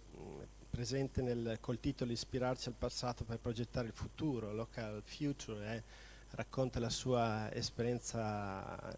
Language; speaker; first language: Italian; native; Italian